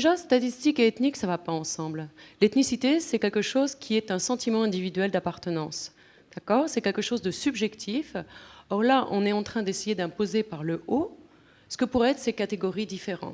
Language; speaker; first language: French; native; French